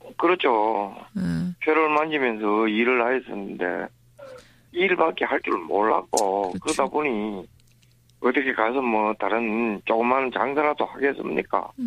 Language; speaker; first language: Korean; native; Korean